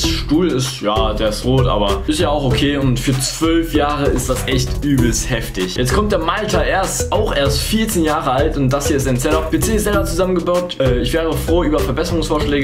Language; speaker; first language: German; native; German